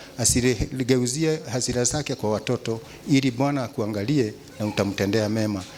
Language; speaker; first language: Swahili; non-native, local second language; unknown